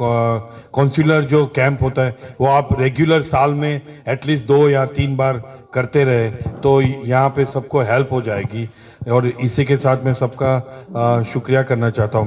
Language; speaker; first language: Hindi; non-native, local second language; Gujarati